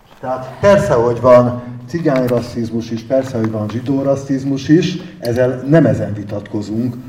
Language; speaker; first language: Hungarian; native; Hungarian